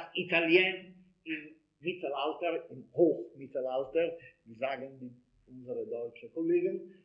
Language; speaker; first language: German; non-native, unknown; Italian